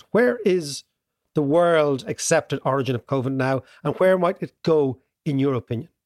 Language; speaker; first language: English; native; English